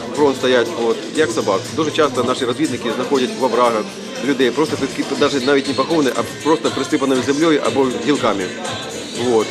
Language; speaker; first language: Ukrainian; native; Ukrainian